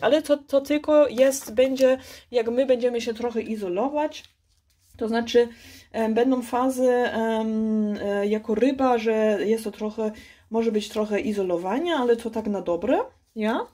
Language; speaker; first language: Polish; early bilingual, heritage; Polish